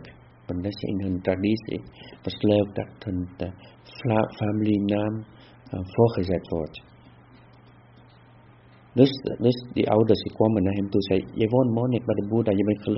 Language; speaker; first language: Dutch; non-native, fluent; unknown